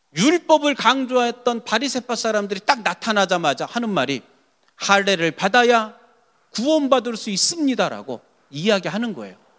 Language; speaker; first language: Korean; native; Korean